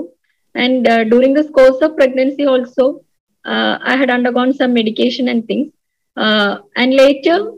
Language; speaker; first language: English; non-native, local second language; Malayalam